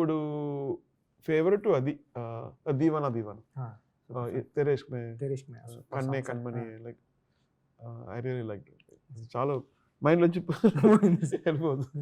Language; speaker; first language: Telugu; non-native, learner; Tamil